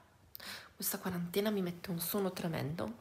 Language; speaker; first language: Italian; native; Italian